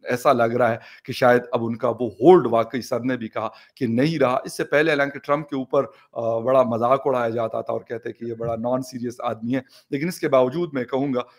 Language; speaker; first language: Urdu; non-native, local second language; Pashto